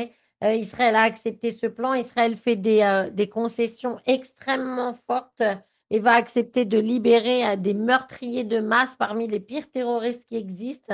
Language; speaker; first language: French; native; French